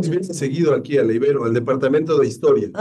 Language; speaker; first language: Spanish; native; Spanish